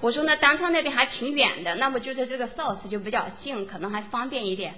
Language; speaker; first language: Chinese; native; Chinese